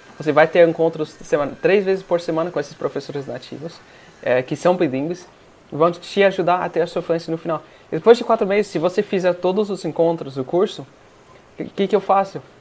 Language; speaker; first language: Portuguese; non-native, fluent; English